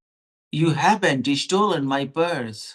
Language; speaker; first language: English; non-native, local second language; Hindi